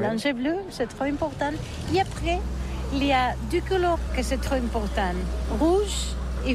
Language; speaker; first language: French; non-native, learner; Catalan